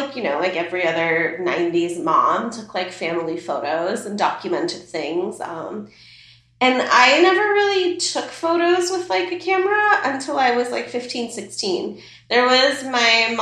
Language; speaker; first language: English; early bilingual, other home language; Persian